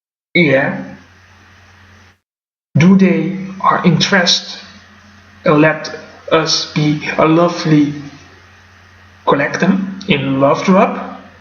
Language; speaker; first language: English; non-native, fluent; Dutch